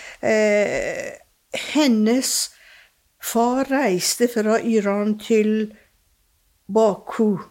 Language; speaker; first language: Norwegian; non-native, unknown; Persian